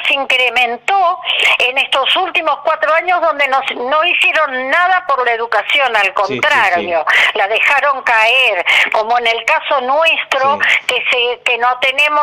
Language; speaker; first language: Spanish; native; Spanish